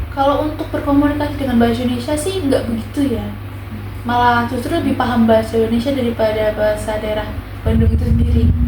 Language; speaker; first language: Indonesian; non-native, local second language; Javanese